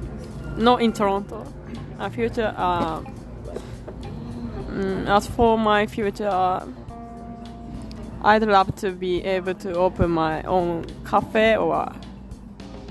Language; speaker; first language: English; non-native, learner; Japanese